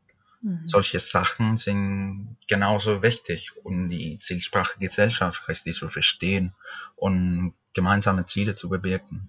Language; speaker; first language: German; non-native, fluent; Spanish